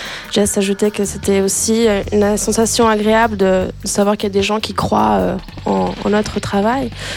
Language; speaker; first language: French; native; French